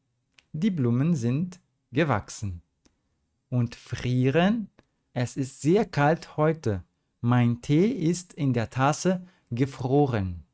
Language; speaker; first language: German; non-native, fluent; Portuguese